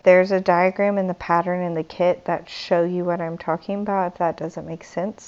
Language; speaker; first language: English; native; English